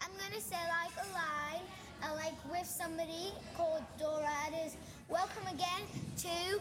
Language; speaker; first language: English; non-native, fluent; Dutch